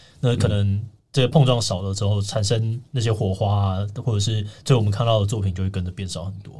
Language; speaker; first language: Chinese; native; Chinese